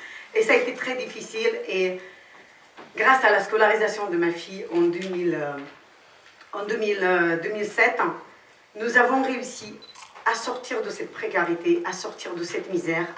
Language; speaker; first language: French; non-native, fluent; Romany